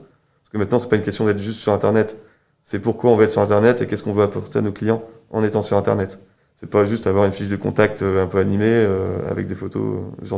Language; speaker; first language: French; native; French